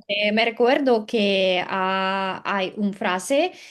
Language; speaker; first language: Spanish; non-native, learner; Russian